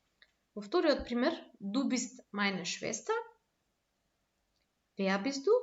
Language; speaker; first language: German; non-native, fluent; Macedonian